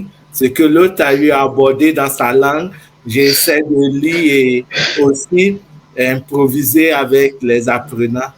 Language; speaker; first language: French; non-native, fluent; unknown